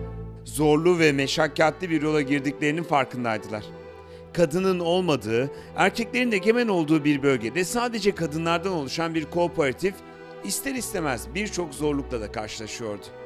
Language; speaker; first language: Turkish; native; Turkish